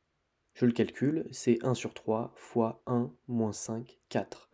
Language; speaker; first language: French; native; French